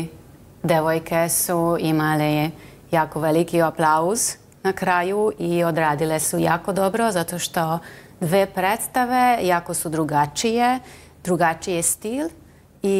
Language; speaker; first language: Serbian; non-native, local second language; Hungarian